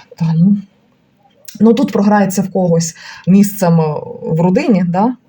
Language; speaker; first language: Ukrainian; non-native, local second language; Russian